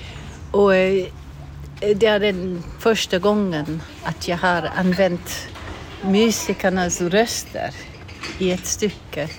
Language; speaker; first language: Swedish; non-native, learner; English